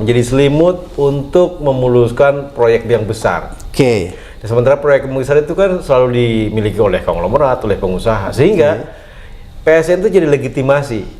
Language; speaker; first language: Indonesian; native; Indonesian